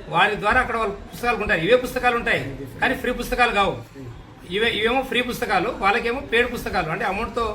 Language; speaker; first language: Telugu; native; Telugu